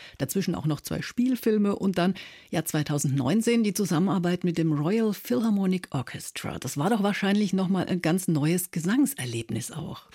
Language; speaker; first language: German; native; German